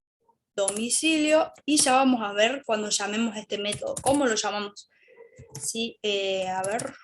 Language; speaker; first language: Spanish; native; Spanish